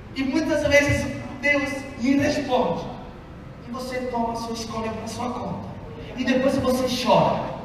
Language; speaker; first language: Portuguese; non-native, fluent; Italian